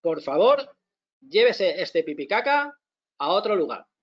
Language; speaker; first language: Spanish; non-native, local second language; Catalan